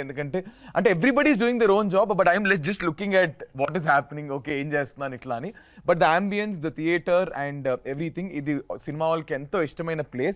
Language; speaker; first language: Telugu; native; Telugu